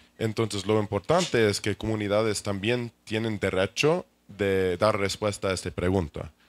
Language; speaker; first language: Spanish; non-native, fluent; English